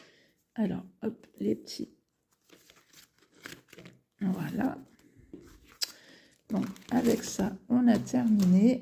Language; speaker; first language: French; native; French